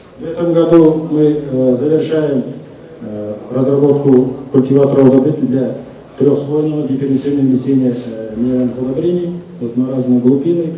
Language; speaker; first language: Russian; non-native, local second language; Kazakh